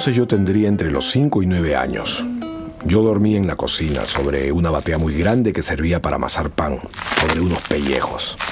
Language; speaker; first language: Spanish; non-native, local second language; Quechua